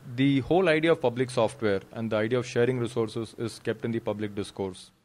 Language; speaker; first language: English; non-native, local second language; Kannada